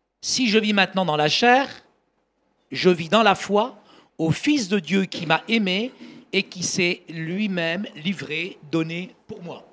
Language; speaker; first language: French; early bilingual, other home language; Arabic